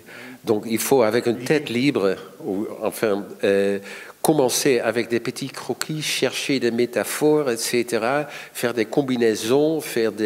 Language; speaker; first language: French; non-native, fluent; Dutch